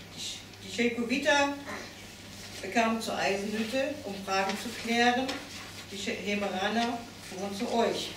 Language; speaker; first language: German; native; German